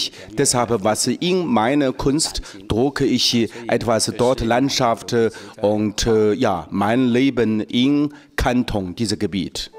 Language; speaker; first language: German; non-native, learner; Chinese